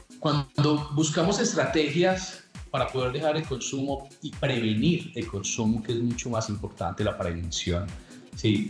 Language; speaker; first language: Spanish; native; Spanish